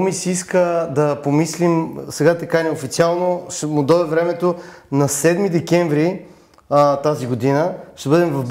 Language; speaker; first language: Bulgarian; native; Bulgarian